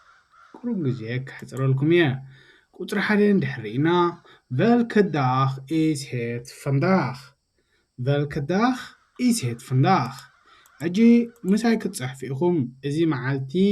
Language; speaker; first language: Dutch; non-native, fluent; Tigrinya